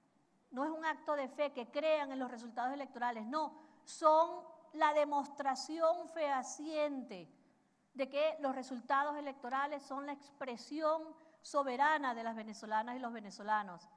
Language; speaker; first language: Spanish; native; Spanish